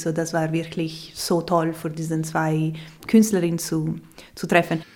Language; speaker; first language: German; non-native, local second language; Italian